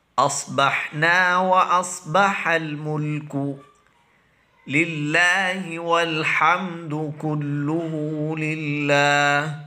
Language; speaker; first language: Urdu; native; Urdu